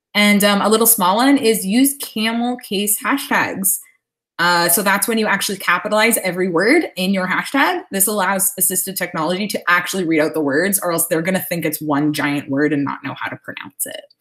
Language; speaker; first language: English; native; English